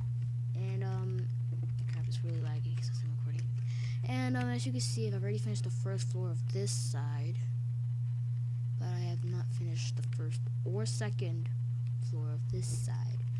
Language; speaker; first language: English; native; English